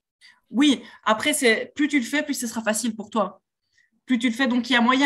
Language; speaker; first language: French; native; French